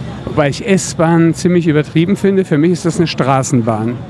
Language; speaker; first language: German; native; German